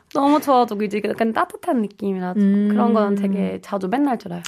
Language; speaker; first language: Korean; non-native, fluent; German